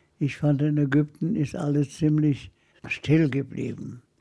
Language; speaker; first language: German; non-native, fluent; Arabic